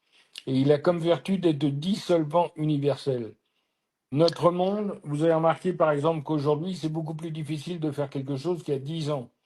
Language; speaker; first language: French; native; French